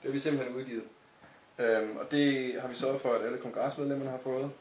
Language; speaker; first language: Danish; native; Danish